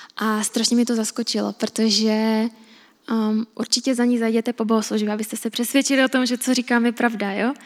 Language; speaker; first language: Czech; native; Czech